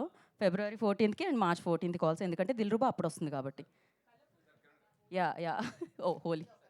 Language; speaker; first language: Telugu; native; Telugu